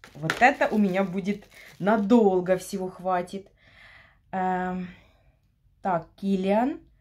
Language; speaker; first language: Russian; non-native, local second language; Ukrainian